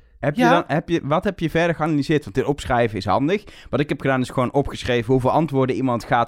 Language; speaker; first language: Dutch; native; Dutch